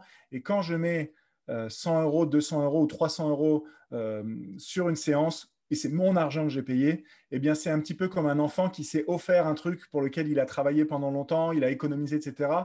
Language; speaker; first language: French; native; French